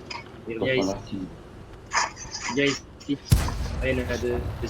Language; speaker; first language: French; native; French